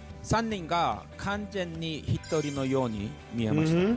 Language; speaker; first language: Japanese; non-native, learner; Korean